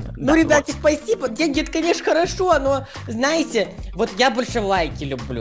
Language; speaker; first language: Russian; native; Russian